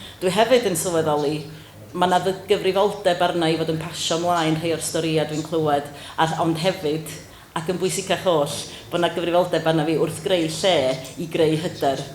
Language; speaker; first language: Welsh; native; Welsh